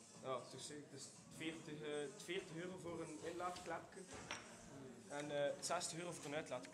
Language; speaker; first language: Dutch; native; Dutch